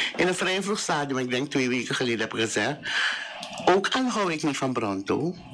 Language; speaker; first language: Dutch; native; Dutch